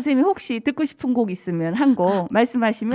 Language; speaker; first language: Korean; native; Korean